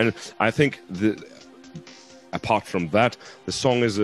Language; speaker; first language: English; non-native, fluent; Hungarian